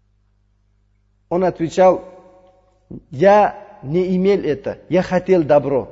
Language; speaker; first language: Russian; non-native, fluent; Uzbek